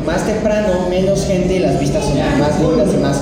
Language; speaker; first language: Spanish; native; Spanish